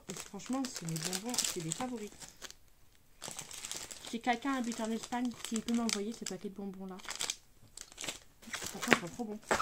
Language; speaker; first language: French; native; French